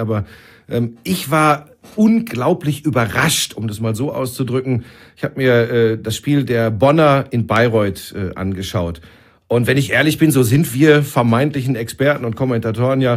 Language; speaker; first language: German; native; German